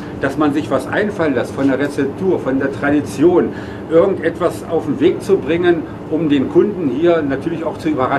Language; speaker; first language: German; native; German